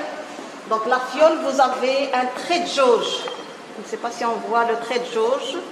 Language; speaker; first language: French; non-native, local second language; Arabic